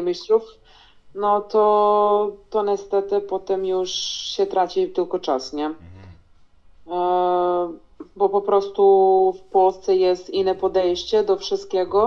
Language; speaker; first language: Polish; non-native, fluent; Serbian